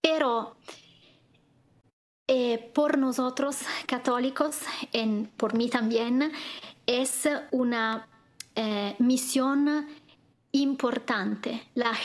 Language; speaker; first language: Spanish; non-native, fluent; Italian